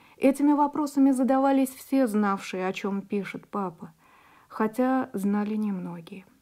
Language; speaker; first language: Russian; native; Russian